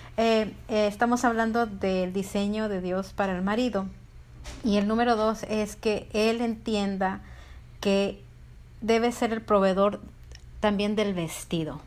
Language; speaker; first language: Spanish; early bilingual, heritage; Spanish